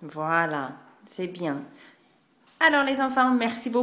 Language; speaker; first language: French; non-native, fluent; English